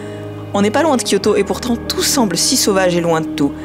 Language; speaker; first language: French; native; French